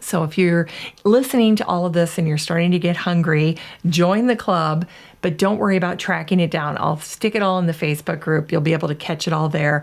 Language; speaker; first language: English; native; English